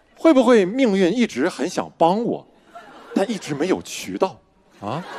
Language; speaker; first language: Chinese; native; Chinese